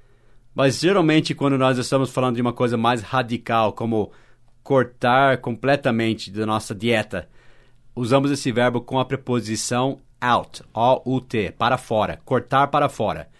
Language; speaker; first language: Portuguese; non-native, fluent; English